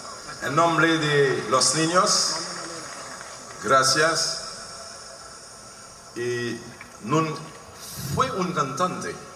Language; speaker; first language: Spanish; non-native, learner; Haitian Creole